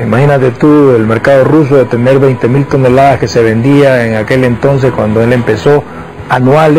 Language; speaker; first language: Spanish; native; Spanish